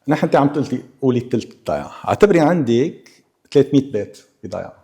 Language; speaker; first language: Arabic; early bilingual, heritage; Arabic